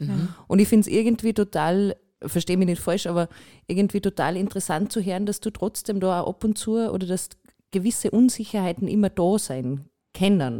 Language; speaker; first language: German; native; German